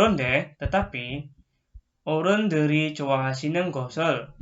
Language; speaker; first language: Korean; non-native, fluent; Indonesian